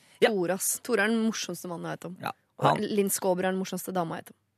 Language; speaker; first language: Norwegian; native; Norwegian